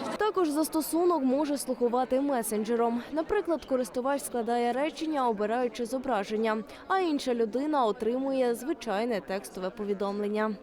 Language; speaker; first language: Ukrainian; native; Ukrainian